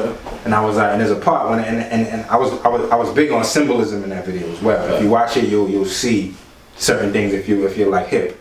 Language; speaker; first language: English; native; English